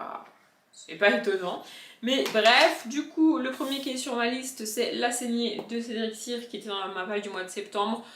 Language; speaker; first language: French; native; French